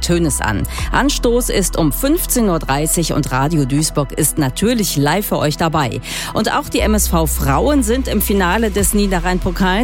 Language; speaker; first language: German; native; German